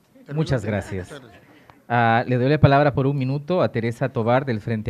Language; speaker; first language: Spanish; native; Spanish